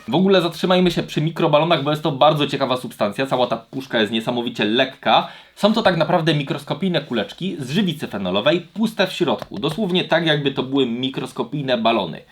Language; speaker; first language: Polish; native; Polish